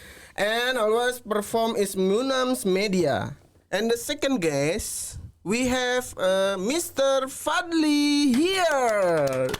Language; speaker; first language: English; non-native, learner; Indonesian